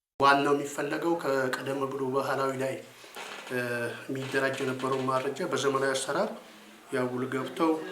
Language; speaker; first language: Amharic; non-native, local second language; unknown